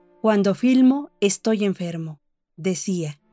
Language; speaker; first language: Spanish; native; Spanish